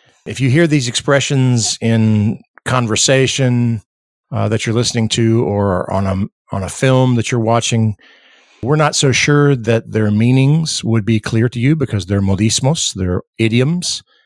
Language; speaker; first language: English; native; English